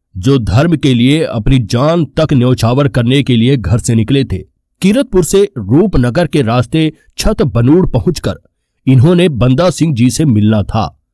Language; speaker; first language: Hindi; non-native, local second language; Punjabi